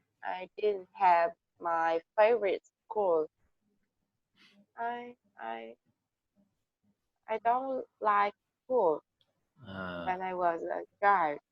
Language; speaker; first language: English; non-native, learner; Vietnamese